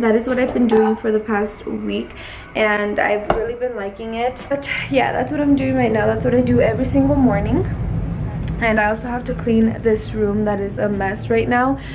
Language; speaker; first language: English; early bilingual, other home language; Spanish